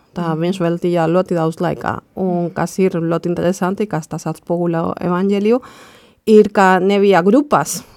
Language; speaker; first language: Latvian; non-native, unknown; Spanish